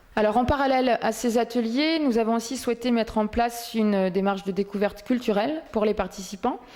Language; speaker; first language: French; native; French